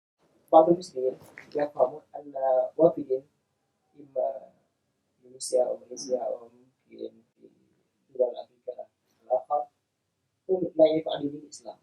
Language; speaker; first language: Arabic; non-native, fluent; Indonesian